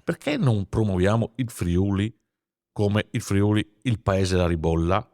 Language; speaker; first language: Italian; native; Italian